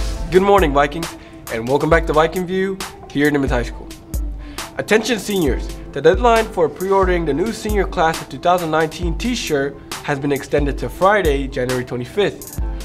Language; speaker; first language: English; native; English